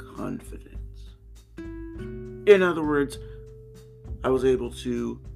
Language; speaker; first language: English; native; English